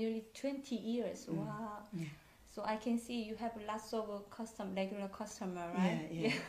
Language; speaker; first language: English; non-native, learner; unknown